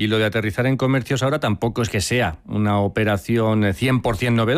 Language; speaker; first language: Spanish; native; Spanish